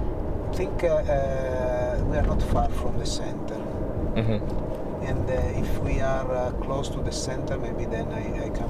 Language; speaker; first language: English; non-native, learner; Italian